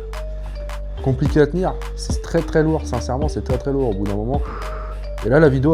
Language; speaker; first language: French; native; French